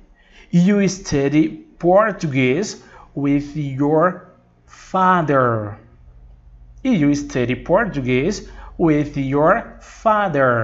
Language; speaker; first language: English; non-native, fluent; Portuguese